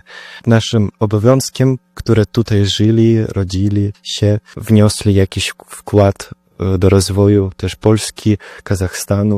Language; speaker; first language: Polish; early bilingual, heritage; Russian